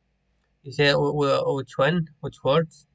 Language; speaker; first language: English; non-native, learner; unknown